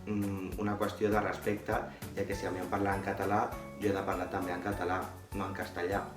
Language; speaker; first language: Catalan; non-native, local second language; Spanish